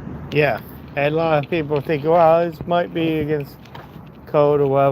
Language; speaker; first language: English; native; English